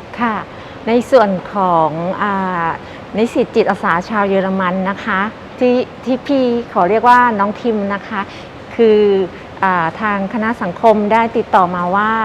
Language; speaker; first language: Thai; native; Thai